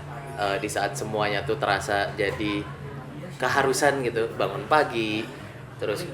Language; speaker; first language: Indonesian; native; Indonesian